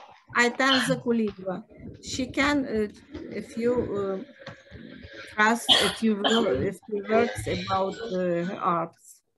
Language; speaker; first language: English; non-native, learner; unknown